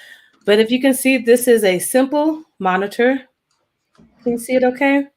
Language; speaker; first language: English; native; English